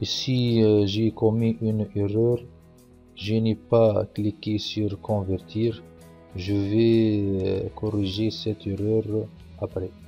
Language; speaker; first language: French; non-native, local second language; Arabic